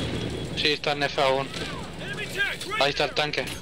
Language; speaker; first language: Spanish; native; Spanish